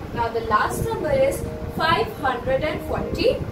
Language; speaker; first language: English; non-native, local second language; Hindi